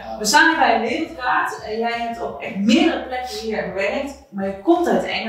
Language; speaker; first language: Dutch; native; Dutch